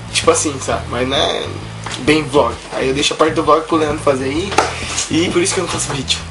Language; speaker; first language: Portuguese; early bilingual, heritage; Portuguese